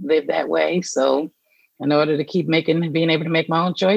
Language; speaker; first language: English; native; English